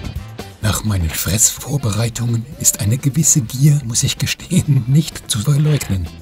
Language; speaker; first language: German; native; German